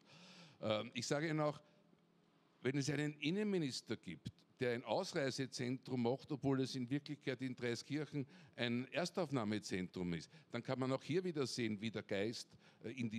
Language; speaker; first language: German; native; German